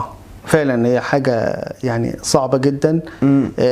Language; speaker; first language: Arabic; native; Arabic